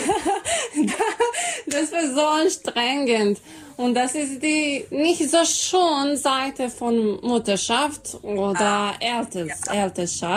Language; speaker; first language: German; non-native, learner; Serbian